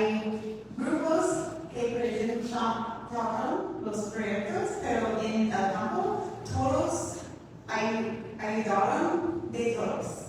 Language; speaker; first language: Spanish; non-native, learner; English